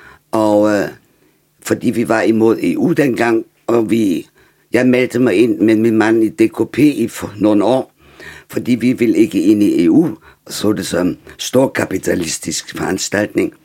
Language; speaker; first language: Danish; non-native, fluent; German